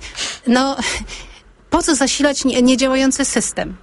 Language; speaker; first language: Polish; native; Polish